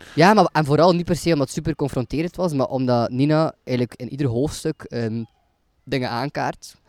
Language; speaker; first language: Dutch; native; Dutch